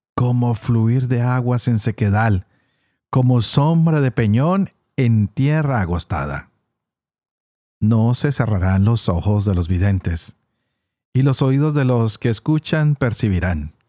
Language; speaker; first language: Spanish; native; Spanish